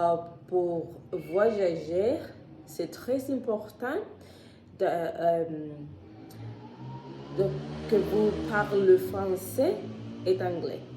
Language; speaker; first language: French; non-native, learner; Spanish